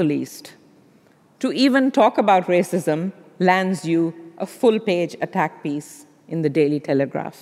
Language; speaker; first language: English; non-native, local second language; Urdu